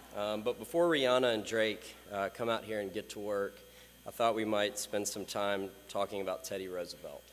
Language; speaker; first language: English; native; English